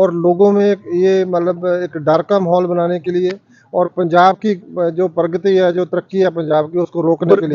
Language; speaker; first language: Hindi; non-native, local second language; Punjabi